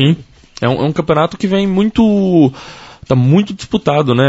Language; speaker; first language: Portuguese; native; Portuguese